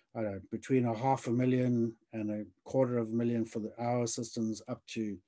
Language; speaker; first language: English; native; English